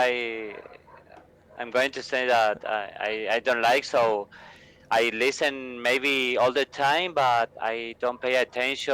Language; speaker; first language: English; non-native, learner; Spanish